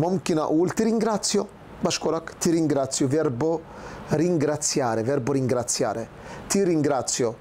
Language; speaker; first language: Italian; non-native, fluent; Arabic